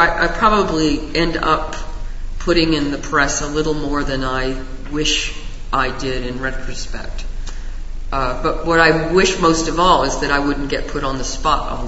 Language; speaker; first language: English; native; English